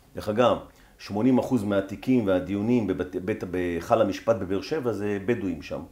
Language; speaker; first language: Hebrew; native; Hebrew